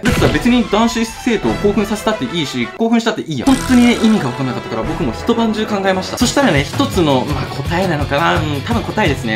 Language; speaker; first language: Japanese; native; Japanese